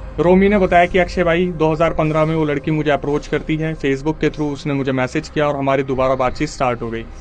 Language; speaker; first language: Hindi; native; Hindi